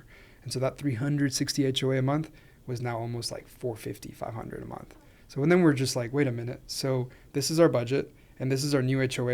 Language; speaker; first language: English; non-native, fluent; Spanish